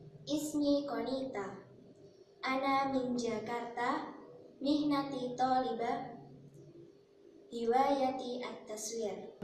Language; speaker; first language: Arabic; non-native, learner; Indonesian